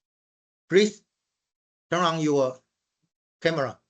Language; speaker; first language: English; non-native, fluent; Chinese